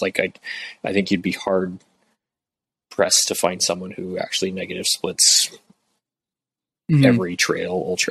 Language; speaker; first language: English; native; English